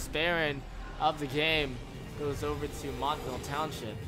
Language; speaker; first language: English; native; English